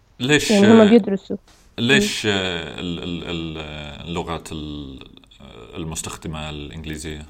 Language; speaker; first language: Arabic; non-native, learner; English